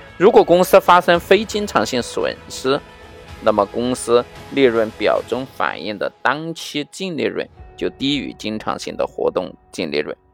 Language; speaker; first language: Chinese; native; Chinese